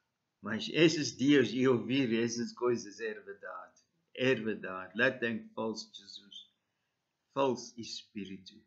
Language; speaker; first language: Portuguese; non-native, learner; English